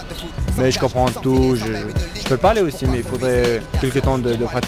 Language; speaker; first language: French; early bilingual, other home language; Kurdish